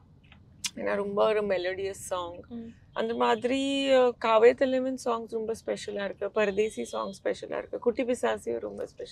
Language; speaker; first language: Tamil; non-native, fluent; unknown